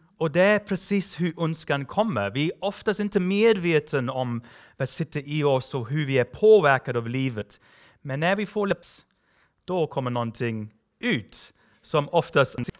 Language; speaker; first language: Swedish; non-native, fluent; English